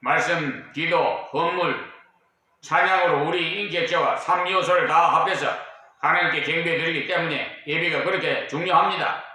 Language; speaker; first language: Korean; native; Korean